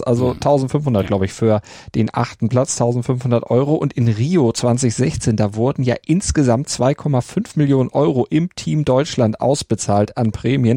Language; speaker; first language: German; native; German